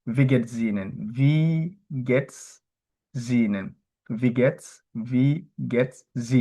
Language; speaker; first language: German; non-native, learner; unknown